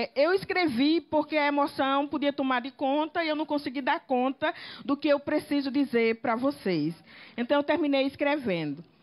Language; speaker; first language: Portuguese; native; Portuguese